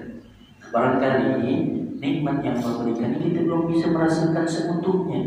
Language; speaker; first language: Indonesian; native; Indonesian